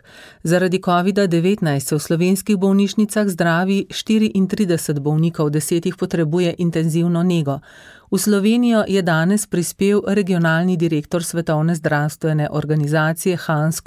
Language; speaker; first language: Slovenian; native; Slovenian